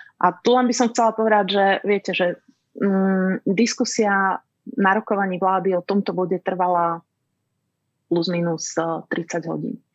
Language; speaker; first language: Slovak; native; Slovak